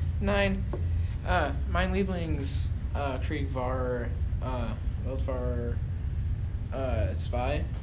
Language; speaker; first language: German; non-native, learner; English